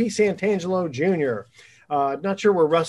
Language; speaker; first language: English; native; English